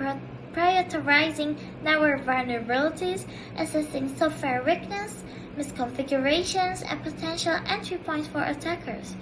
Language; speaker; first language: English; non-native, local second language; Malay